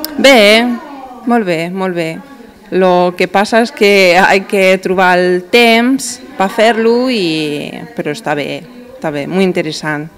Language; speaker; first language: Catalan; non-native, learner; French